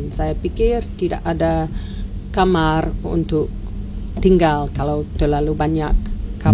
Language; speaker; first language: Indonesian; non-native, learner; English